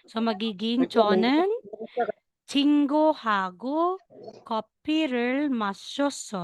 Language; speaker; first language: Korean; non-native, learner; Filipino